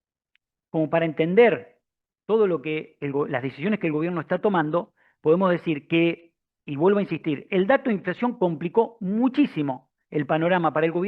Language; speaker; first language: Spanish; native; Spanish